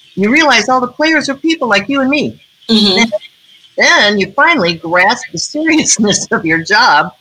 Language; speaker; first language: English; native; English